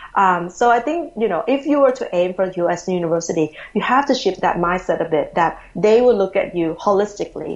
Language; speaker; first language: English; non-native, fluent; Thai